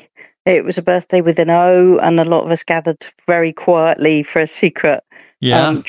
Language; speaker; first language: English; native; English